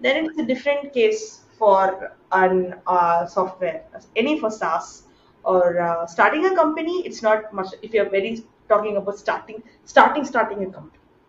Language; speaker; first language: English; non-native, local second language; Tamil